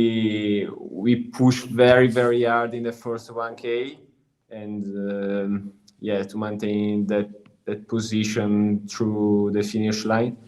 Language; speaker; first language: English; non-native, learner; Italian